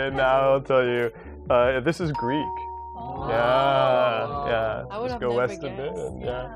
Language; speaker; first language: English; native; English